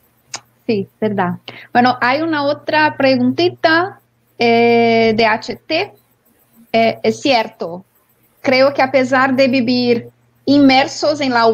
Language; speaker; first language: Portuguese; non-native, learner; Spanish